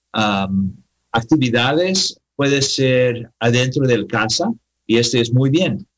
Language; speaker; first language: Spanish; non-native, learner; English